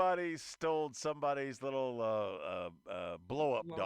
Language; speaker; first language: English; native; English